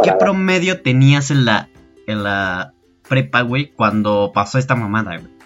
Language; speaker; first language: Spanish; native; Spanish